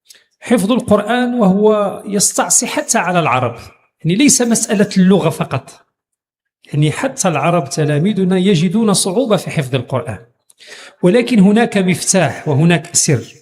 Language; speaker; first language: Arabic; native; Arabic